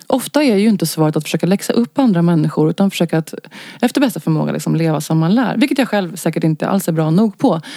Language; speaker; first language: Swedish; native; Swedish